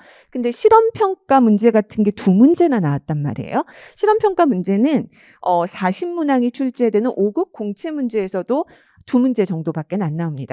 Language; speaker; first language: Korean; native; Korean